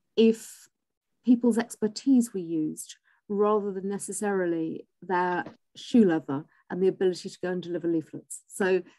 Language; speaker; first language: English; native; English